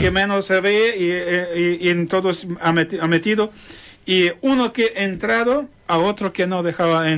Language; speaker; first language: Spanish; non-native, learner; Ukrainian